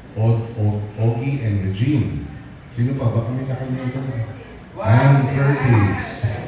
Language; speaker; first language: Filipino; native; Filipino